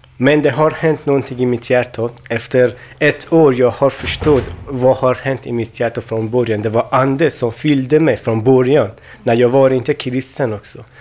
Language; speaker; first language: Swedish; non-native, learner; Persian